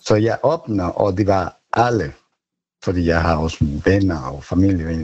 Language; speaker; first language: Danish; non-native, fluent; Spanish